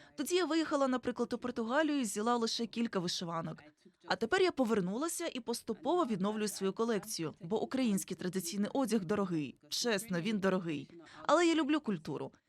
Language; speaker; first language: Ukrainian; non-native, fluent; Igbo